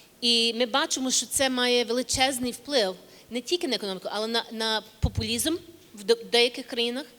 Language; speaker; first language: Ukrainian; early bilingual, heritage; English